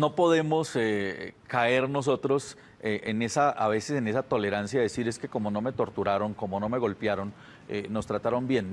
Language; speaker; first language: Spanish; native; Spanish